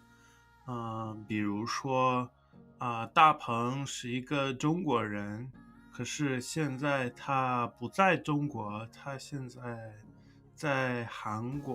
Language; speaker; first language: Chinese; non-native, fluent; English